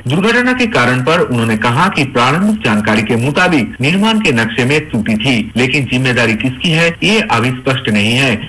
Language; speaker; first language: Hindi; non-native, local second language; Bangla